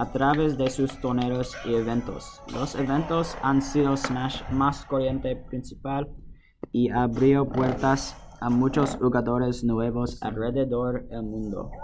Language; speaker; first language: Spanish; non-native, learner; English